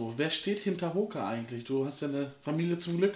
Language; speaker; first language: German; native; German